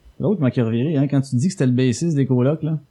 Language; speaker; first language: French; native; French